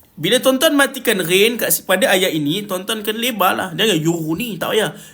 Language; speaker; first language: Malay; native; Malay